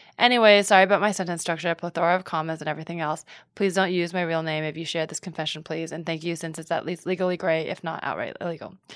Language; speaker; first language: English; native; English